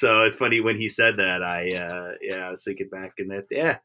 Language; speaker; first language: English; native; English